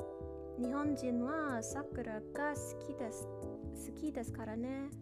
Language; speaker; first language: Japanese; non-native, learner; English